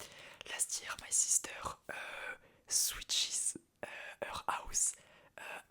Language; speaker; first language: English; non-native, learner; French